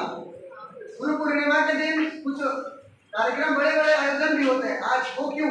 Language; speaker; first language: Hindi; non-native, local second language; Bangla